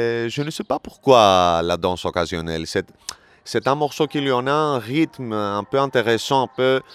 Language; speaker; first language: French; non-native, learner; Greek